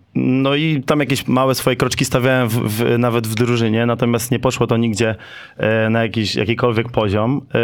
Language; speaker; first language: Polish; native; Polish